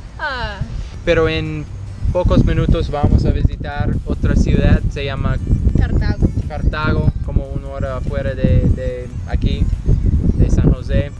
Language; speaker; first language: Spanish; non-native, learner; English